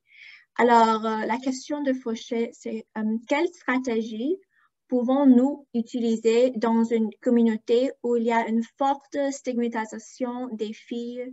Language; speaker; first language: French; non-native, fluent; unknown